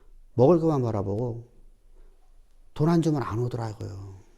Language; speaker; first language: Korean; native; Korean